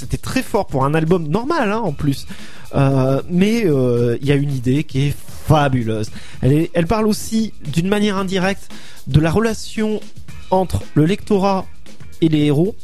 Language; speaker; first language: French; native; French